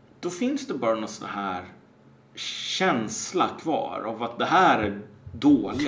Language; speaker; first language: Swedish; native; Swedish